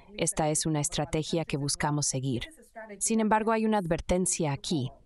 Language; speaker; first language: Spanish; non-native, fluent; Indonesian